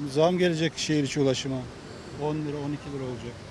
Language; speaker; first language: Turkish; native; Turkish